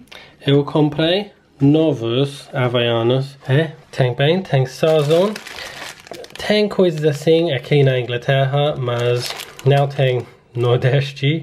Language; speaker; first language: Portuguese; non-native, learner; English